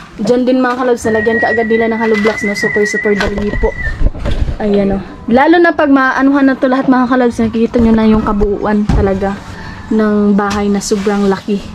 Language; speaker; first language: Filipino; non-native, local second language; Masbatenyo